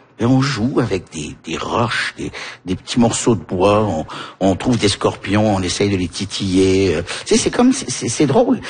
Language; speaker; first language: French; early bilingual, heritage; French